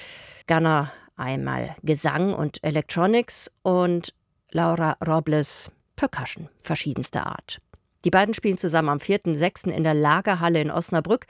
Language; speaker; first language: German; native; German